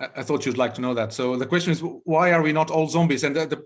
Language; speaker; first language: English; non-native, fluent; Romanian